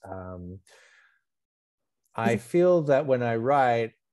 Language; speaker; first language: English; native; English